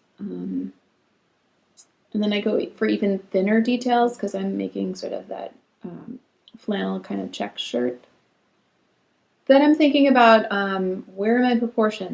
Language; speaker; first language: English; native; English